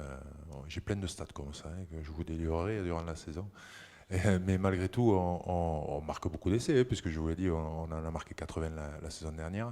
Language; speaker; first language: French; native; French